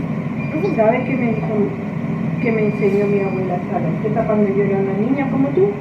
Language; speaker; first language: Spanish; native; Spanish